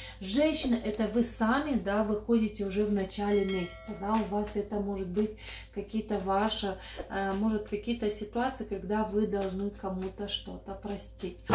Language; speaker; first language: Russian; non-native, local second language; Romanian